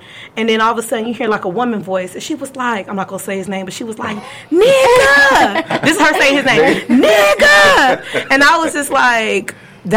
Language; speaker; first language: English; native; English